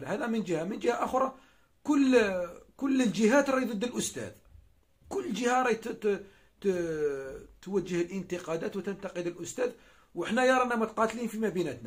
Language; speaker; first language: Arabic; native; Arabic